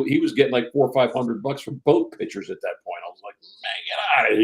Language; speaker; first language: English; native; English